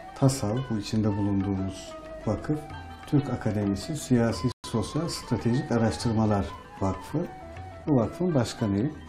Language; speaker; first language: Turkish; native; Turkish